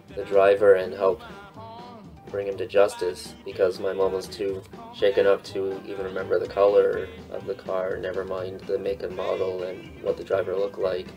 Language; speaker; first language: English; native; English